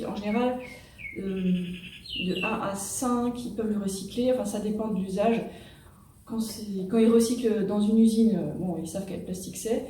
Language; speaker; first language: French; native; French